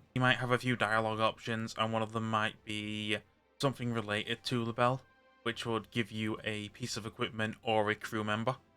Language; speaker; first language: English; native; English